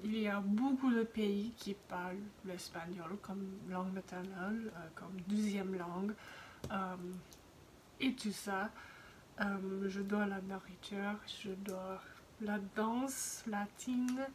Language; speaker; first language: French; non-native, fluent; English